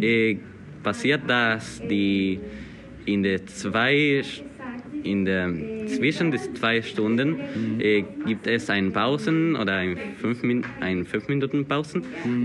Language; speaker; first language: German; non-native, learner; Spanish